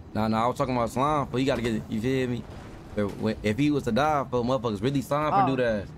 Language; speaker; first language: English; native; English